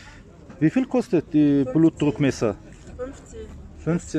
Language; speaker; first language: German; non-native, learner; Azerbaijani